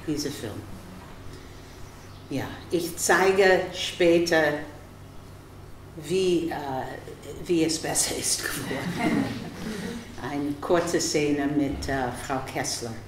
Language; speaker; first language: German; non-native, fluent; English